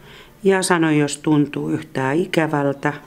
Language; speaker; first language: Finnish; native; Finnish